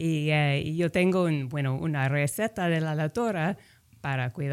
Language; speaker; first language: Spanish; non-native, fluent; English